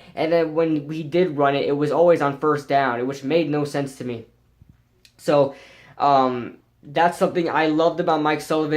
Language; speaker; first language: English; native; English